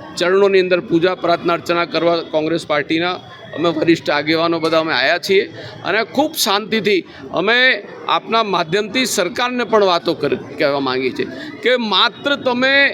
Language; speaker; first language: Gujarati; native; Gujarati